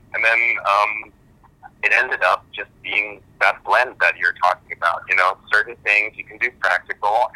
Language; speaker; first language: English; early bilingual, other home language; German